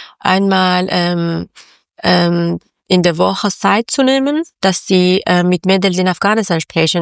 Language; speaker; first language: German; non-native, learner; Persian